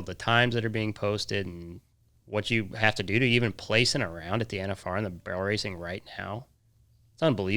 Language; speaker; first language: English; native; English